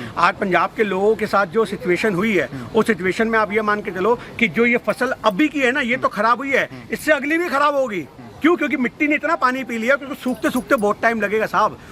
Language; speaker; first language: Hindi; native; Hindi